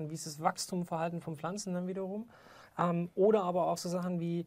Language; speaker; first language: German; native; German